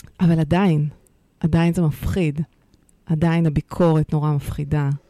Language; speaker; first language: Hebrew; early bilingual, other home language; Russian